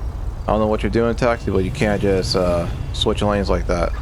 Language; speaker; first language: English; native; English